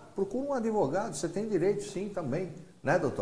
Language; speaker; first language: Portuguese; native; Portuguese